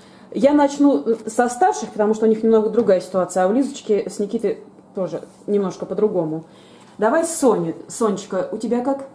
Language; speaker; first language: Russian; native; Russian